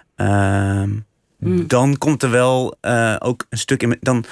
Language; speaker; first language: Dutch; native; Dutch